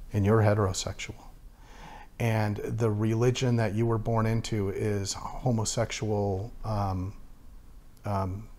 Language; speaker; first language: English; native; English